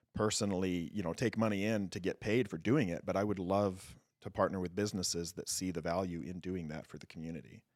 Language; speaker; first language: English; native; English